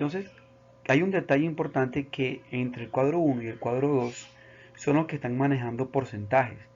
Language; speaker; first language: Spanish; native; Spanish